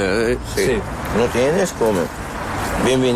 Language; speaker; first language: Spanish; non-native, learner; Arabic